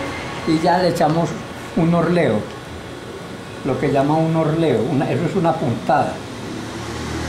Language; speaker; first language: Spanish; native; Spanish